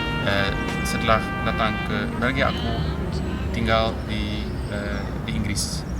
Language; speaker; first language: Indonesian; non-native, fluent; Polish